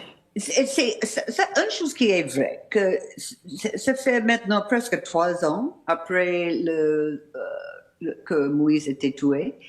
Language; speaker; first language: French; non-native, fluent; English